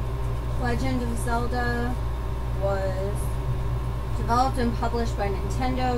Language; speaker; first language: English; native; English